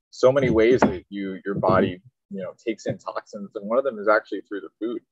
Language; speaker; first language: English; native; English